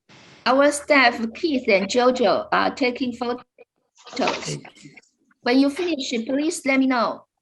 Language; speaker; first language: English; non-native, fluent; Chinese